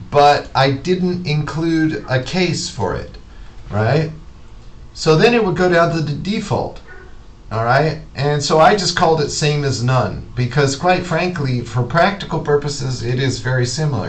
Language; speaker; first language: English; native; English